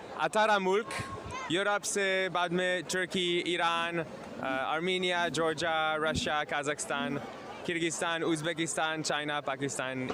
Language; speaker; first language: Hindi; non-native, learner; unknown